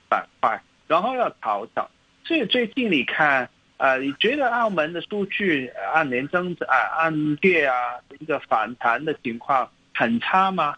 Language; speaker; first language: Chinese; non-native, local second language; Cantonese